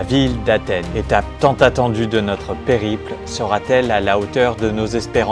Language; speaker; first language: French; native; French